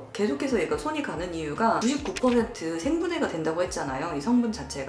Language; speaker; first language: Korean; native; Korean